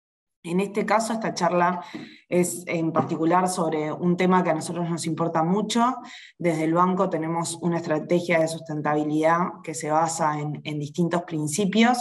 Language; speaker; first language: Spanish; native; Spanish